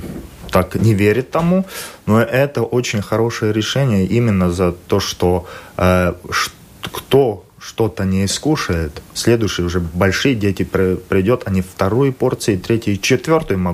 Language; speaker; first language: Russian; non-native, local second language; Latvian